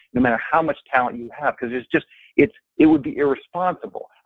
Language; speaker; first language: English; native; English